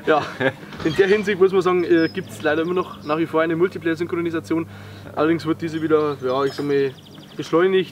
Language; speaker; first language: German; native; German